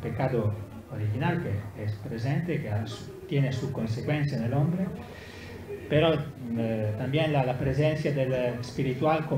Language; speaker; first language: Spanish; non-native, learner; Italian